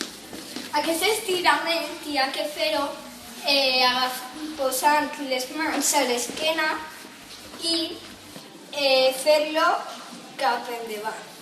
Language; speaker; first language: Catalan; non-native, local second language; Spanish